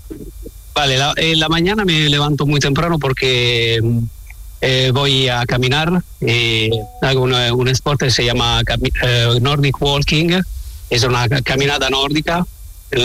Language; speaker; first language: Spanish; non-native, learner; Italian